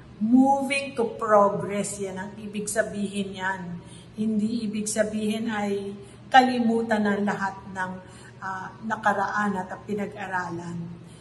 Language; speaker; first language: Filipino; native; Filipino